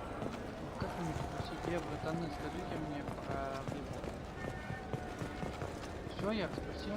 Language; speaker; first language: Russian; native; Russian